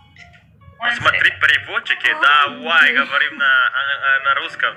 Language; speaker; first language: Russian; non-native, learner; Indonesian